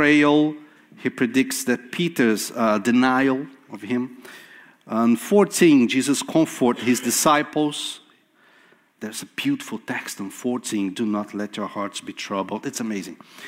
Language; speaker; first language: English; non-native, fluent; Portuguese